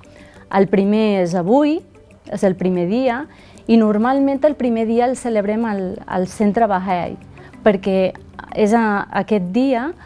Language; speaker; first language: Catalan; early bilingual, other home language; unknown